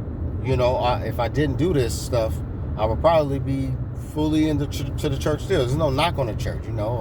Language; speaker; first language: English; native; English